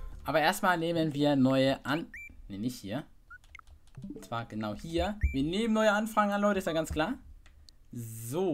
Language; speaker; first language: German; native; German